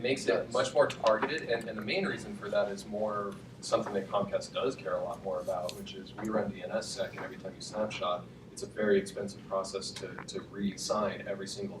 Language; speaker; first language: English; native; English